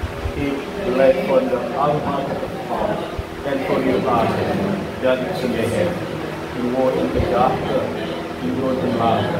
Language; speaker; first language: Dutch; non-native, learner; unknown